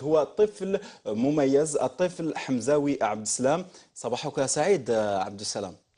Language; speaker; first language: Arabic; native; Arabic